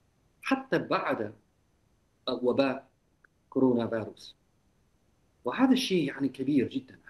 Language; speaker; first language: Arabic; non-native, fluent; Chinese